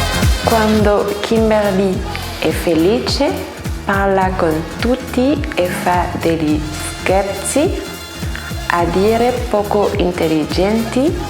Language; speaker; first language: Italian; non-native, learner; French